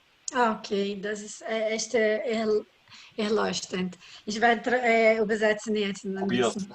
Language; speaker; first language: German; non-native, learner; Portuguese